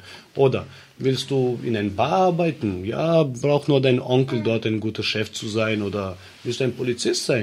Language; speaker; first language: German; early bilingual, other home language; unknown